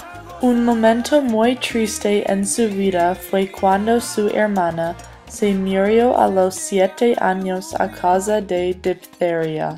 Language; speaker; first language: Spanish; non-native, learner; English